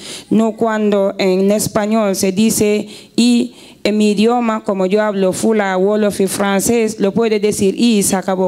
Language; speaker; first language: Spanish; non-native, fluent; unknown